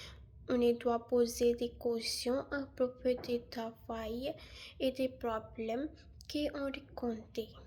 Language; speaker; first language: French; non-native, learner; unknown